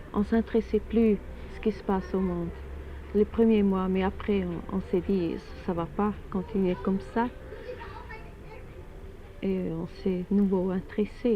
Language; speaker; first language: French; non-native, fluent; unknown